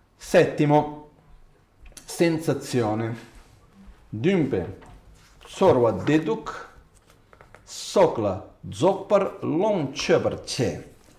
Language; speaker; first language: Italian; non-native, fluent; Portuguese